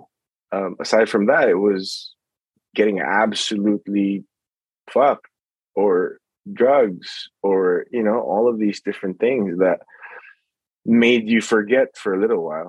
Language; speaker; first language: English; non-native, local second language; Filipino